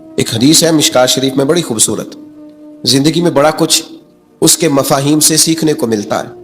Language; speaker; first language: Urdu; native; Urdu